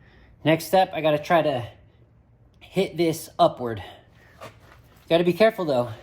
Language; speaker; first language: English; native; English